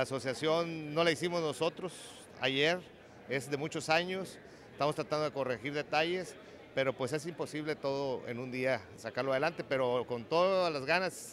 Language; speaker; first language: Spanish; native; Spanish